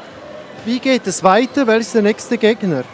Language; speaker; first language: German; native; German